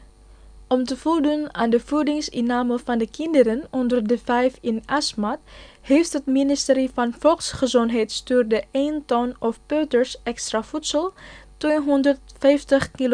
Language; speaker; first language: Dutch; non-native, fluent; Indonesian